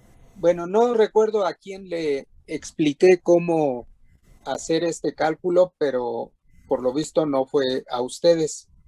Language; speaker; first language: Spanish; native; Spanish